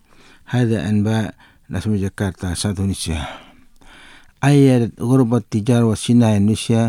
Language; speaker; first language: Arabic; non-native, learner; Indonesian